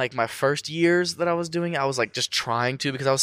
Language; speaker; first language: English; native; English